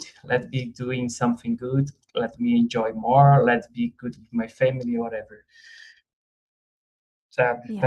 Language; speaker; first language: English; non-native, fluent; Portuguese